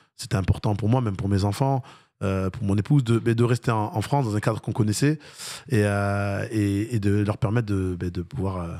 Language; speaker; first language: French; native; French